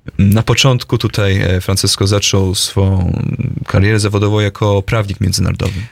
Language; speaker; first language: Polish; native; Polish